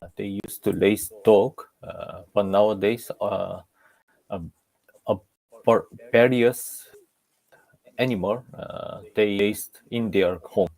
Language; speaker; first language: English; non-native, learner; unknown